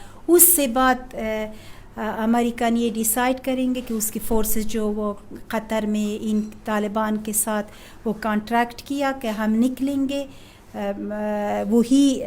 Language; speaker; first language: Hindi; non-native, fluent; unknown